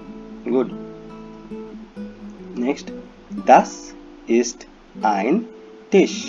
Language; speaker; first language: German; non-native, fluent; Hindi